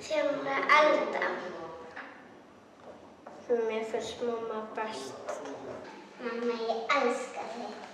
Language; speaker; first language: Icelandic; non-native, local second language; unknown